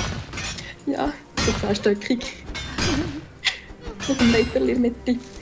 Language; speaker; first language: German; native; German